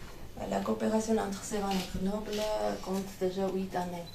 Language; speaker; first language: French; non-native, fluent; Armenian